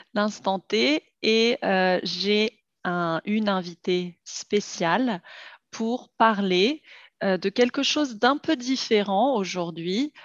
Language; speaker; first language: French; native; French